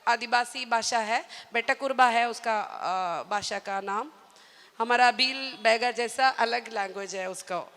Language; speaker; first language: Hindi; non-native, local second language; Malayalam